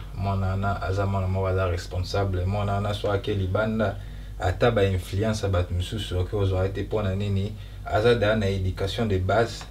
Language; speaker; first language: Lingala; early bilingual, heritage; Lingala